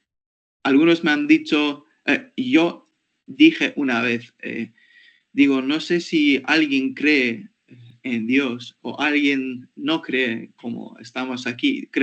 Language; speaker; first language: Spanish; non-native, fluent; Ukrainian